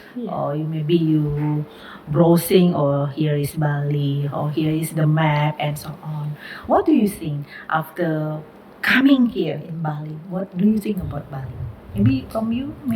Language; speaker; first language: English; non-native, learner; Indonesian